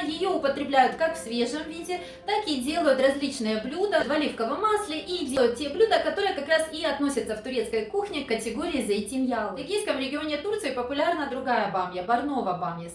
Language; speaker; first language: Russian; native; Russian